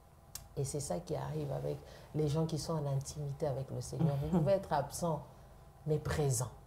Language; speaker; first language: French; non-native, local second language; Lingala